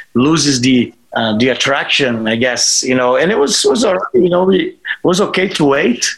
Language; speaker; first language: English; non-native, fluent; Portuguese